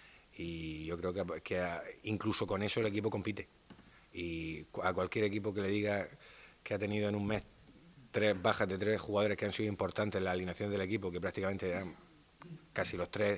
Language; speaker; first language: Spanish; native; Spanish